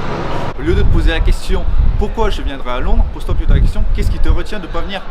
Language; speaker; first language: French; native; French